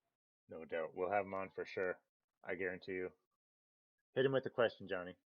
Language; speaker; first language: English; native; English